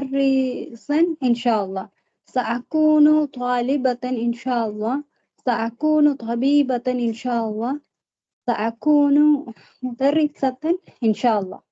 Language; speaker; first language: Arabic; non-native, learner; Tamil